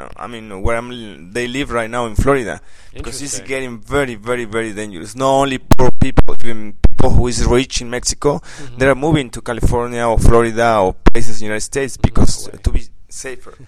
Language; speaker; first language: English; non-native, learner; Spanish